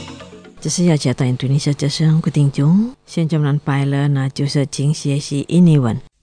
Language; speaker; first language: Chinese; non-native, fluent; Indonesian